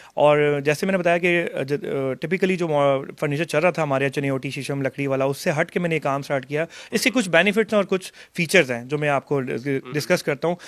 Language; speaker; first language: Urdu; non-native, local second language; Punjabi